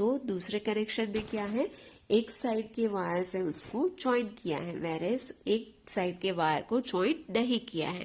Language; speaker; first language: Hindi; non-native, local second language; Gujarati